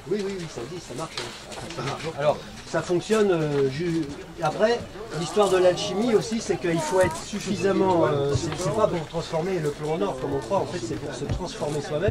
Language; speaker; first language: French; native; French